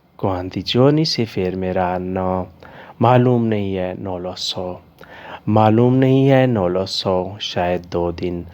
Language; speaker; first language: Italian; non-native, learner; Urdu